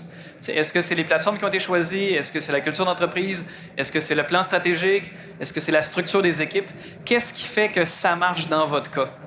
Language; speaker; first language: French; native; French